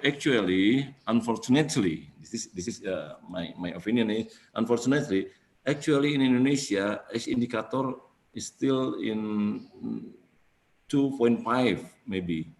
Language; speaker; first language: English; non-native, fluent; Indonesian